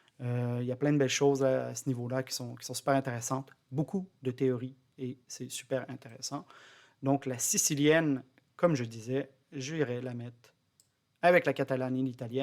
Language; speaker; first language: French; native; French